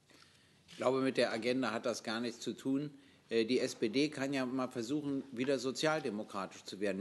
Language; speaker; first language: German; native; German